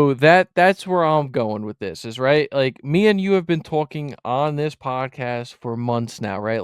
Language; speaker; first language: English; native; English